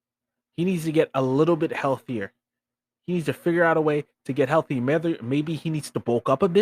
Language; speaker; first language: English; native; English